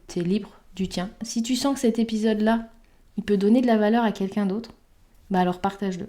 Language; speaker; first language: French; native; French